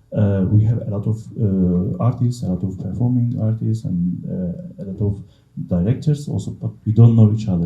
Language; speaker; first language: English; non-native, learner; Kurdish